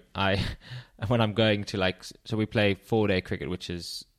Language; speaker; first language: English; native; English